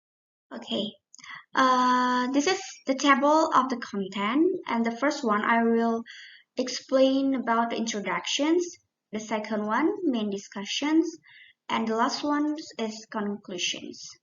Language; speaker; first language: English; non-native, learner; Indonesian